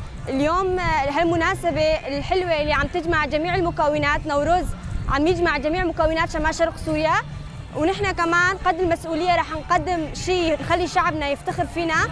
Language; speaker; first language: Arabic; non-native, local second language; Armenian